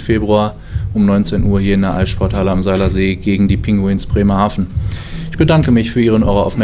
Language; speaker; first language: German; native; German